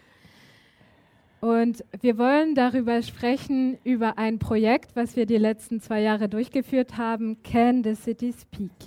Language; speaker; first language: German; native; German